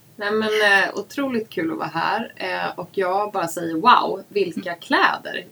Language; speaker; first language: Swedish; native; Swedish